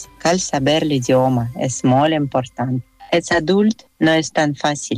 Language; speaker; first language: Catalan; non-native, learner; Russian